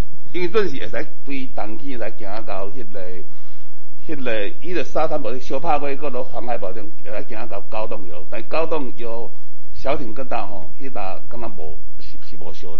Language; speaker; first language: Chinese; non-native, local second language; Min Nan Chinese